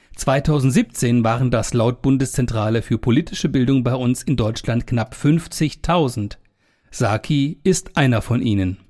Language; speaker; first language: German; native; German